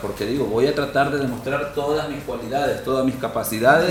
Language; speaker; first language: Spanish; native; Spanish